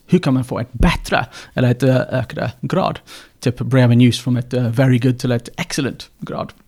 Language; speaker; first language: Swedish; non-native, fluent; English